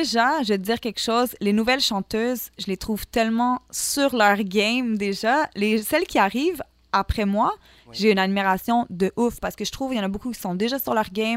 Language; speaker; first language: French; native; French